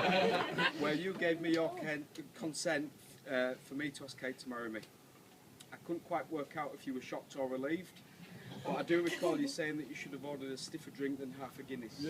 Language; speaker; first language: English; native; English